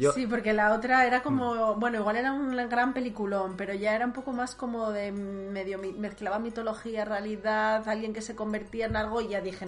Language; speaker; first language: Spanish; native; Spanish